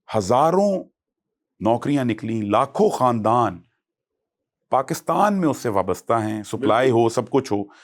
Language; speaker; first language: Urdu; native; Urdu